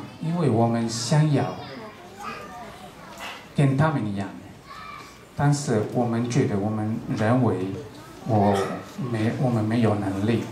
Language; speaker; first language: Chinese; non-native, fluent; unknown